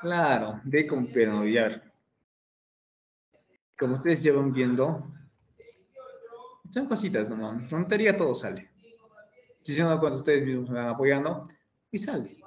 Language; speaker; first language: Spanish; native; Spanish